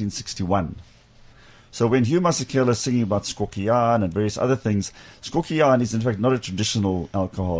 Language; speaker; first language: English; native; English